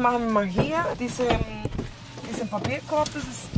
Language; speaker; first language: German; non-native, fluent; Spanish